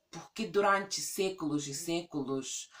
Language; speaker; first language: Portuguese; non-native, fluent; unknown